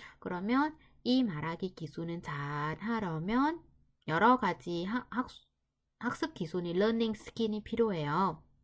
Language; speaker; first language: Korean; non-native, fluent; Vietnamese